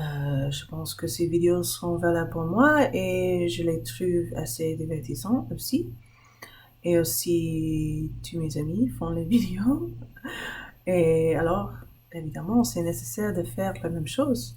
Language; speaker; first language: French; non-native, fluent; English